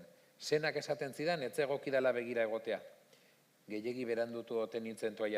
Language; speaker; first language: Basque; native; Basque